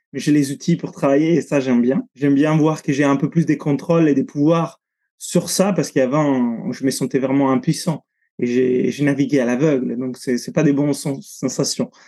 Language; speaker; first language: French; non-native, fluent; Italian